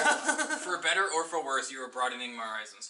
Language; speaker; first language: English; native; English